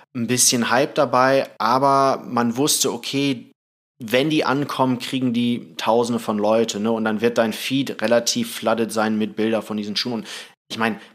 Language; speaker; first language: German; early bilingual, other home language; Thai